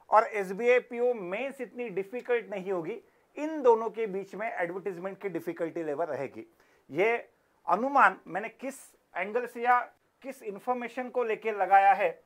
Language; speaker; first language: Hindi; non-native, local second language; Marathi